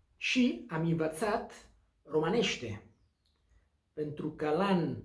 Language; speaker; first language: Romanian; non-native, learner; Basque